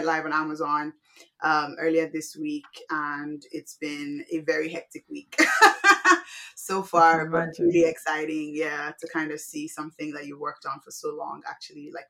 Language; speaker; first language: English; non-native, local second language; Yoruba